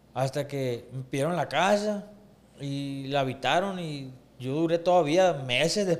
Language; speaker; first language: Spanish; native; Spanish